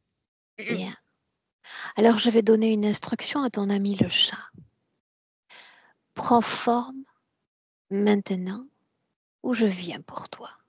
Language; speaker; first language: French; native; French